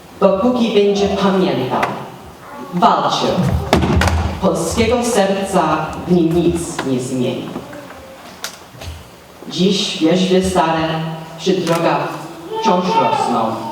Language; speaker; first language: Polish; early bilingual, heritage; Polish